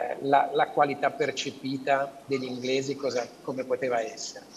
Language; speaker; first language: Italian; native; Italian